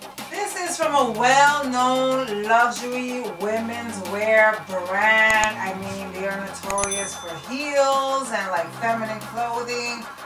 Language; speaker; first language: English; early bilingual, other home language; Spanish